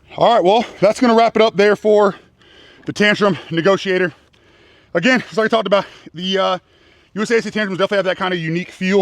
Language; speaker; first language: English; native; English